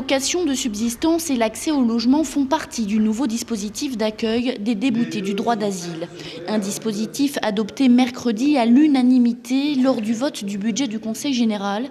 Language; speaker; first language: French; native; French